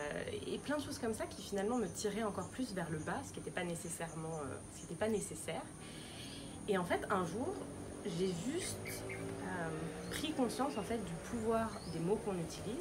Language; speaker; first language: French; native; French